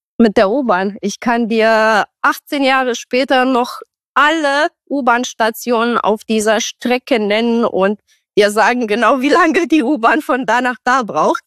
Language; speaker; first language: German; non-native, fluent; Romanian